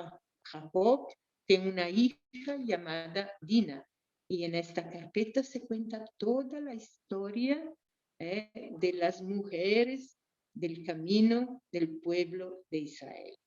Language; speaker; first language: Spanish; non-native, fluent; Portuguese